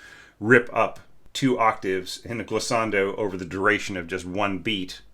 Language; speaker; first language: English; native; English